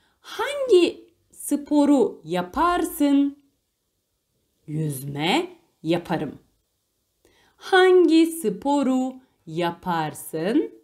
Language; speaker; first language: Turkish; non-native, fluent; Arabic